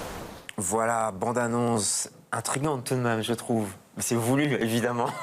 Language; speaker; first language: French; native; French